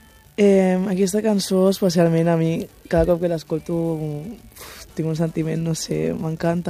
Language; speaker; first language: Catalan; early bilingual, other home language; Wolof